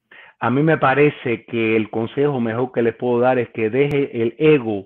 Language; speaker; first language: Spanish; native; Spanish